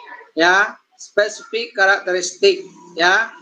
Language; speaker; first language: English; non-native, learner; Indonesian